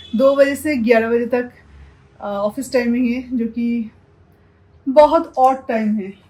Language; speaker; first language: Hindi; non-native, local second language; Bangla